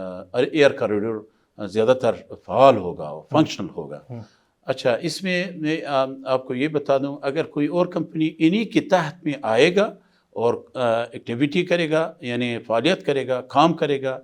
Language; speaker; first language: Hindi; non-native, fluent; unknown